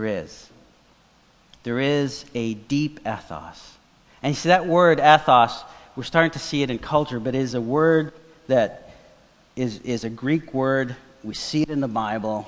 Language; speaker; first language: English; non-native, fluent; Portuguese